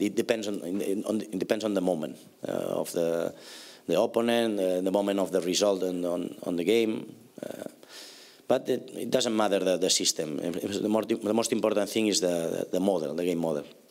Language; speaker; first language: English; non-native, fluent; Catalan